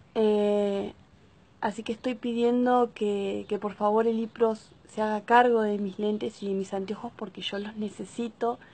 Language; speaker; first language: Spanish; native; Spanish